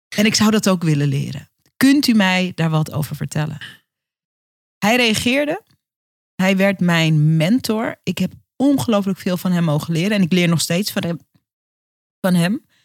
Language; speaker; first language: Dutch; native; Dutch